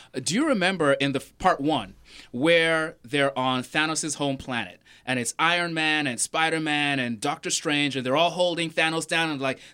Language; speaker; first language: English; non-native, local second language; Yoruba